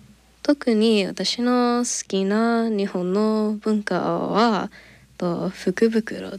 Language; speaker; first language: Japanese; non-native, learner; English